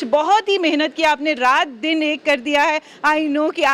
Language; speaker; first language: Hindi; native; Hindi